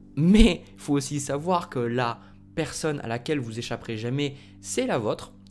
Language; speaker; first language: French; native; French